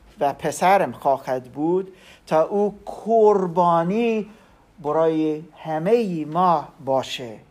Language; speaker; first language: Persian; non-native, learner; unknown